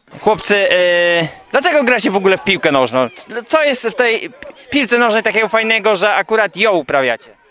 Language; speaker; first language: Polish; native; Polish